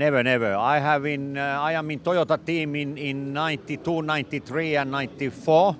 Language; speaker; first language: English; non-native, learner; Finnish